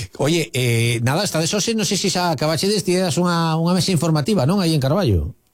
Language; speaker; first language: Galician; native; Galician